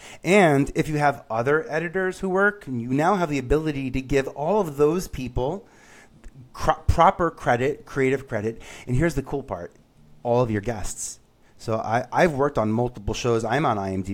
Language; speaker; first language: English; native; English